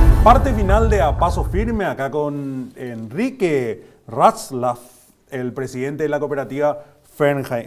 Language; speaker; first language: Spanish; native; Spanish